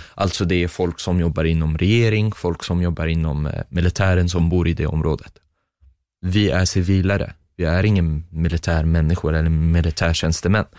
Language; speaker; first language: Swedish; non-native, fluent; Arabic